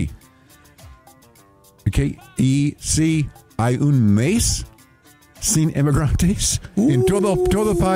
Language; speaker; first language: Spanish; non-native, learner; English